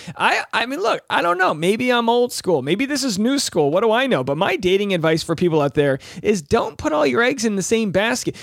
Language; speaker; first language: English; native; English